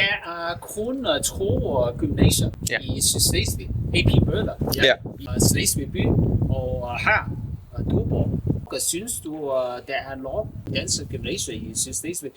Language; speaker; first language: Danish; non-native, learner; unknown